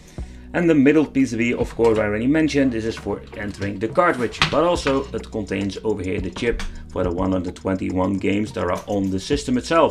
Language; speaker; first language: English; non-native, fluent; Dutch